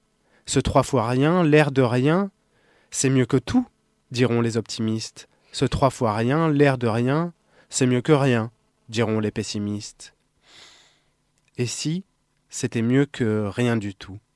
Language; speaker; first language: French; native; French